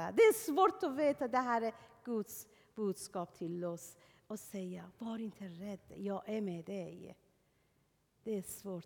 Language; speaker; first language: Swedish; non-native, fluent; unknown